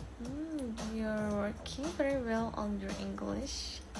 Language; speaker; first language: English; non-native, learner; Korean